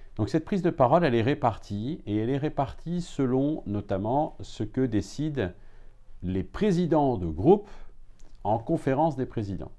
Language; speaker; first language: French; native; French